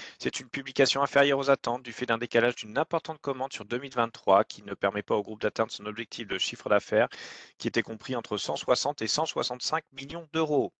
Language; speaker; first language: French; native; French